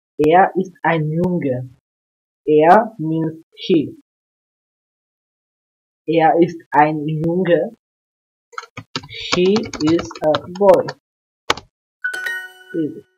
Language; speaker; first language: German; non-native, learner; English